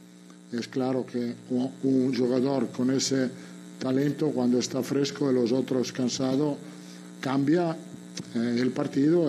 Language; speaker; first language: Spanish; non-native, fluent; Italian